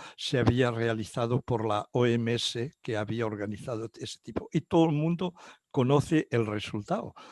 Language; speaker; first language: Spanish; non-native, local second language; Catalan